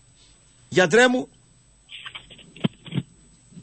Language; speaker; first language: Greek; native; Greek